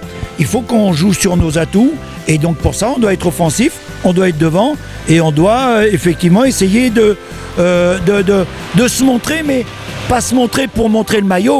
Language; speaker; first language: French; native; French